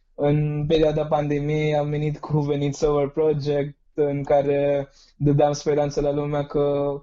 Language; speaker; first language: Romanian; non-native, fluent; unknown